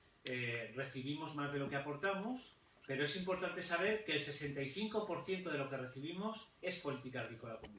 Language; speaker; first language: Spanish; native; Spanish